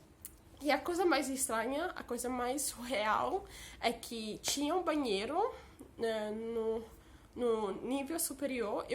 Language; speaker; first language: Portuguese; early bilingual, heritage; Portuguese